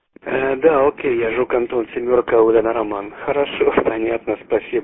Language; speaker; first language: Russian; native; Russian